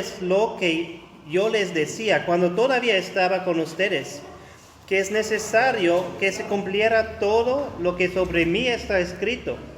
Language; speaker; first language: Spanish; non-native, fluent; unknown